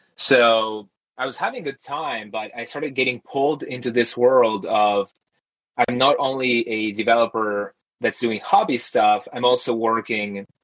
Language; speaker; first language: English; early bilingual, other home language; Spanish